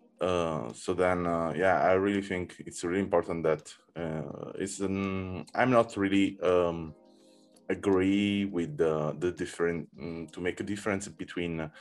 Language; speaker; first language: English; non-native, learner; Italian